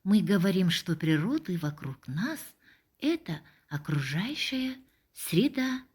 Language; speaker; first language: Russian; non-native, local second language; Kazakh